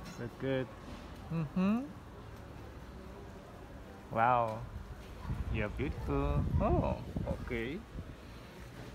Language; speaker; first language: English; non-native, learner; Chinese